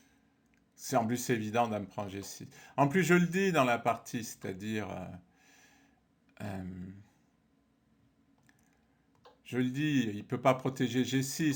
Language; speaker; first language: French; native; French